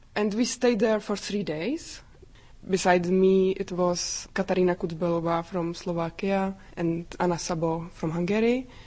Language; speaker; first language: English; non-native, fluent; Czech